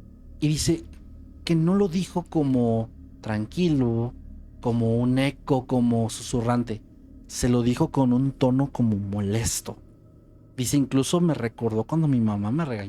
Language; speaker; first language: Spanish; native; Spanish